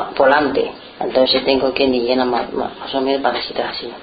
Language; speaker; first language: Spanish; non-native, learner; Chinese